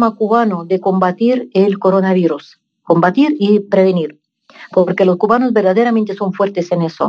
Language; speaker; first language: Spanish; non-native, fluent; Russian